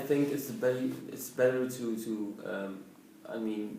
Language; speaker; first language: English; non-native, learner; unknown